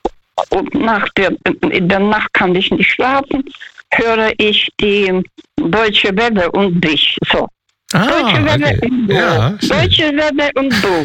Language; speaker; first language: German; non-native, fluent; Russian